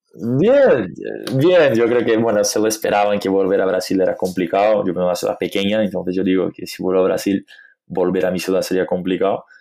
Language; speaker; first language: Spanish; non-native, fluent; Portuguese